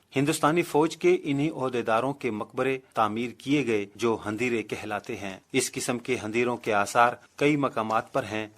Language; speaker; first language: Urdu; non-native, local second language; Saraiki